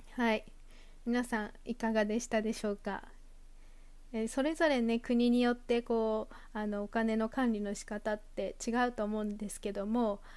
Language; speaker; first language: Japanese; native; Japanese